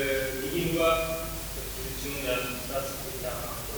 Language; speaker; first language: German; non-native, fluent; Italian